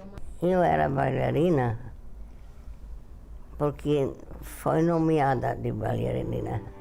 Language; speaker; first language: Portuguese; early bilingual, other home language; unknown